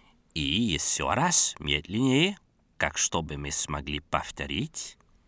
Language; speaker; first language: Russian; non-native, fluent; Dutch